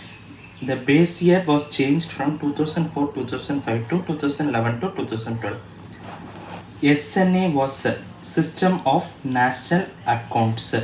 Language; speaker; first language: English; non-native, local second language; Tamil